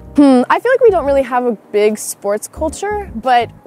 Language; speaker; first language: English; native; English